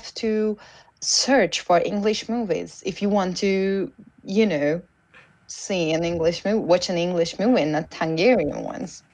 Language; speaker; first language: English; non-native, fluent; Hungarian